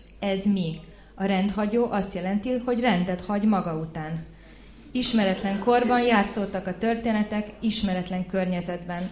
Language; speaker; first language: Hungarian; early bilingual, heritage; Hungarian